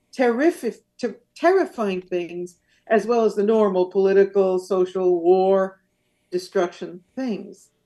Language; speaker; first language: English; native; English